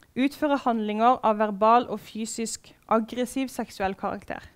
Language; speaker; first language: Norwegian; native; Norwegian